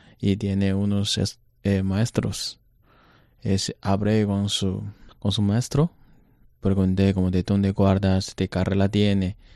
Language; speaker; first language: Spanish; non-native, learner; Chinese